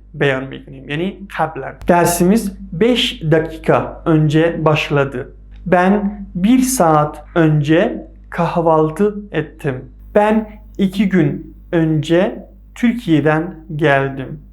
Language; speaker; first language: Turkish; non-native, fluent; Persian